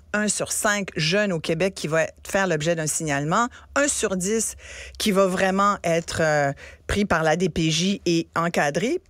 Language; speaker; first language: French; native; French